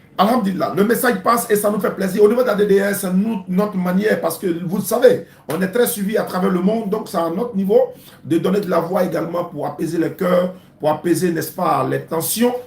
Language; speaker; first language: French; non-native, local second language; Dyula